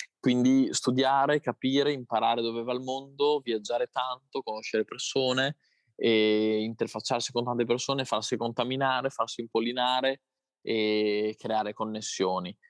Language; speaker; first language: Italian; native; Italian